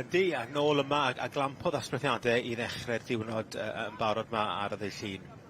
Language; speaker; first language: Welsh; native; Welsh